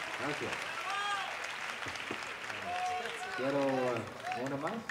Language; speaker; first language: Spanish; non-native, learner; English